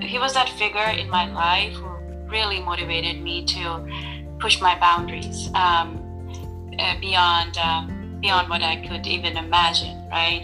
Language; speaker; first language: English; non-native, local second language; Urdu